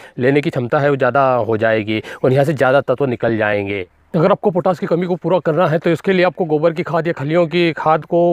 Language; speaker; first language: Hindi; native; Hindi